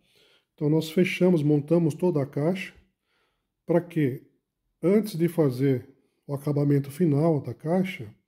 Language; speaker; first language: Portuguese; native; Portuguese